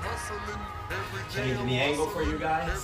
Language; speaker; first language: English; native; English